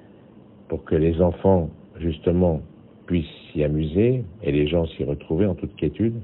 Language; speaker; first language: French; native; French